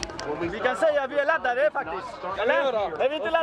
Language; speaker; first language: Swedish; native; Swedish